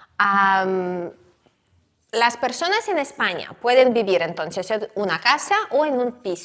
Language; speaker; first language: Spanish; non-native, fluent; Ukrainian